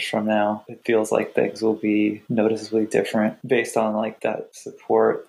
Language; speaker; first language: English; native; English